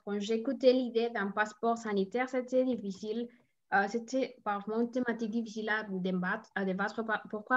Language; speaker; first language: French; non-native, learner; Spanish